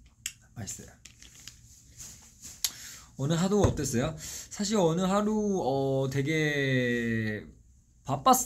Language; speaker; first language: Korean; non-native, fluent; Chinese